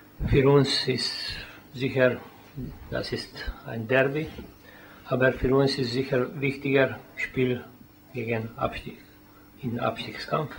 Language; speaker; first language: German; non-native, fluent; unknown